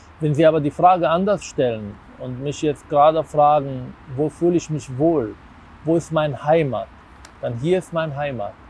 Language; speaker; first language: German; non-native, fluent; Arabic